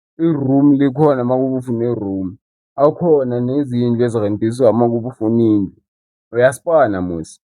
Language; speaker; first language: Zulu; non-native, local second language; Xhosa